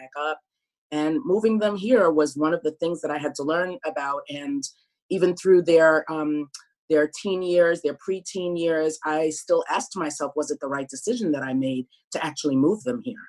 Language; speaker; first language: English; native; English